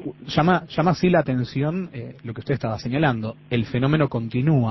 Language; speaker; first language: Spanish; native; Spanish